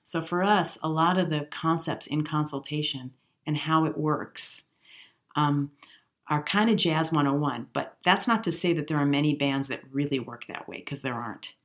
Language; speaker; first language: English; native; English